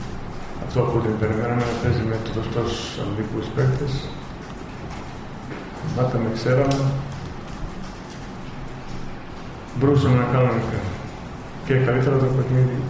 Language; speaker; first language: Greek; non-native, learner; Spanish